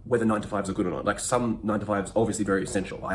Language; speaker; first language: English; native; English